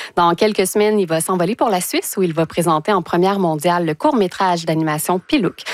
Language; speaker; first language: French; native; French